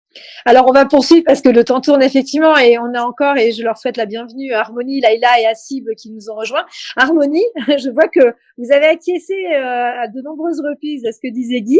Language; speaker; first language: French; native; French